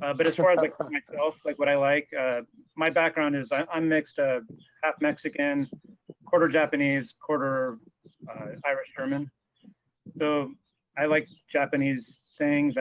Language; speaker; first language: English; native; English